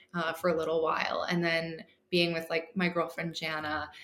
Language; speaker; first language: English; native; English